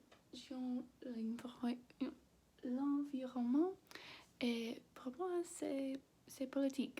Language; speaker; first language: French; non-native, learner; English